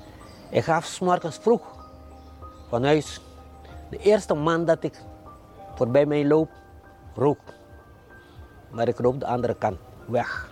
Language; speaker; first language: Dutch; non-native, fluent; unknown